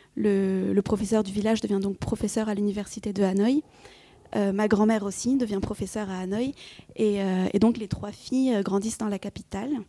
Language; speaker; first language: French; early bilingual, other home language; Vietnamese